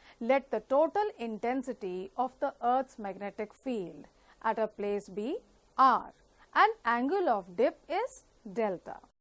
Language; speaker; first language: English; non-native, local second language; Punjabi